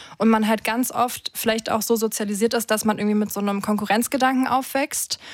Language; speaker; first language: German; early bilingual, other home language; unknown